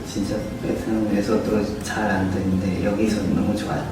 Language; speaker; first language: Korean; non-native, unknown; Vietnamese